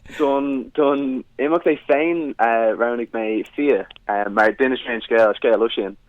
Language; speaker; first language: Irish; non-native, local second language; English